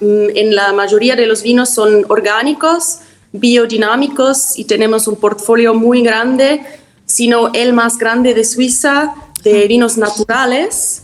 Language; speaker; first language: Spanish; non-native, fluent; German